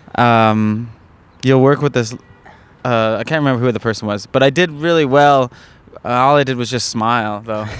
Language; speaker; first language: English; native; English